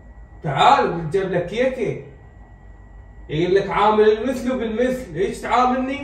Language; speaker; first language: Arabic; native; Arabic